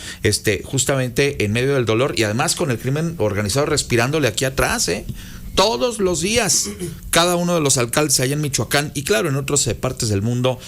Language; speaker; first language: Spanish; native; Spanish